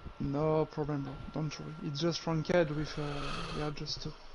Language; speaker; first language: English; non-native, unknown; French